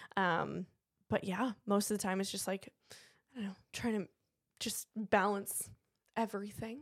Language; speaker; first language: English; native; English